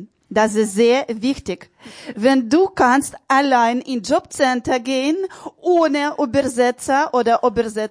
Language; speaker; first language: German; non-native, learner; Ukrainian